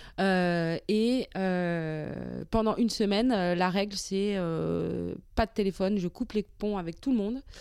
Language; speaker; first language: French; native; French